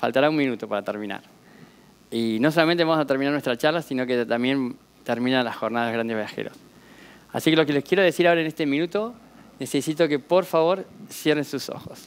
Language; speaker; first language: Spanish; native; Spanish